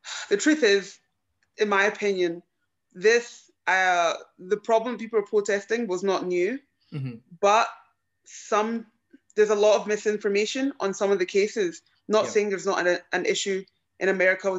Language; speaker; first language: English; native; English